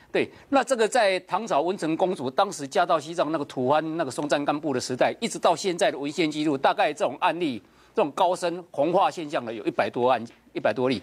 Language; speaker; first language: Chinese; native; Chinese